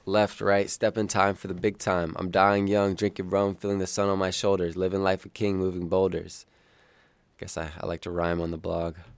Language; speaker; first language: English; native; English